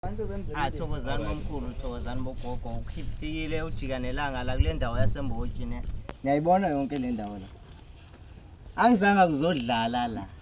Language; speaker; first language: Zulu; non-native, local second language; Xhosa